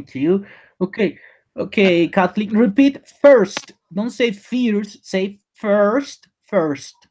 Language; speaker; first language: English; non-native, learner; Spanish